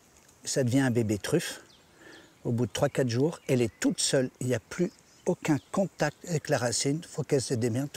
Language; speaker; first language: French; native; French